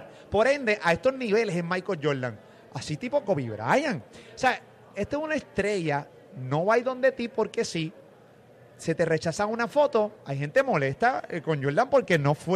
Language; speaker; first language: Spanish; native; Spanish